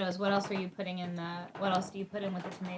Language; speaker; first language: English; native; English